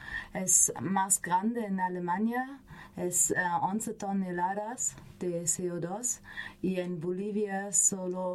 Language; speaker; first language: Spanish; non-native, learner; German